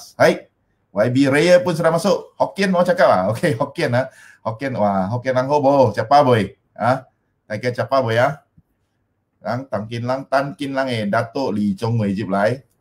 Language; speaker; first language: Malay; non-native, local second language; Min Nan Chinese